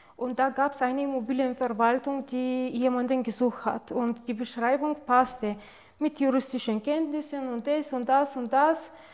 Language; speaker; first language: German; non-native, fluent; Bulgarian